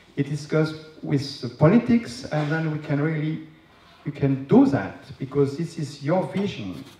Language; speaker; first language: English; non-native, fluent; French